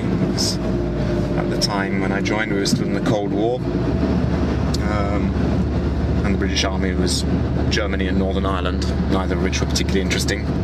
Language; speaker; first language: English; native; English